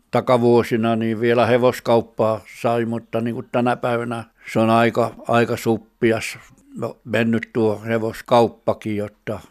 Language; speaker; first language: Finnish; native; Finnish